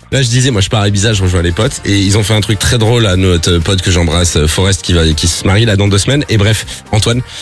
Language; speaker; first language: French; native; French